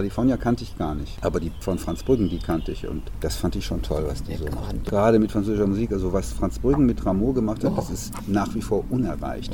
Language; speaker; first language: German; native; German